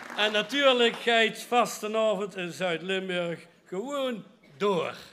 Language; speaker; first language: Dutch; native; Dutch